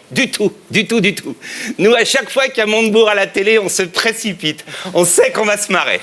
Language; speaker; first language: French; native; French